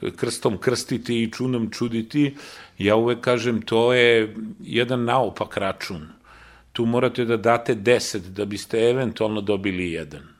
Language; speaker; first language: Serbian; native; Serbian